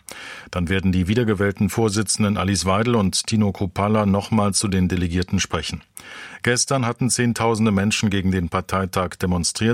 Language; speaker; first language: German; native; German